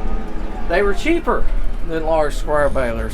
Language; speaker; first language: English; native; English